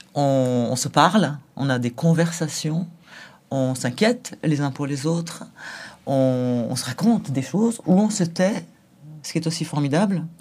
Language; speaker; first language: French; native; French